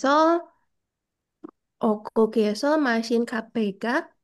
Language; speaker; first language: Korean; non-native, learner; Indonesian